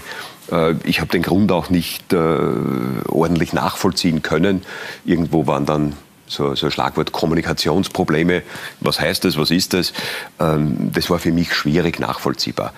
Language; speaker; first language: German; native; German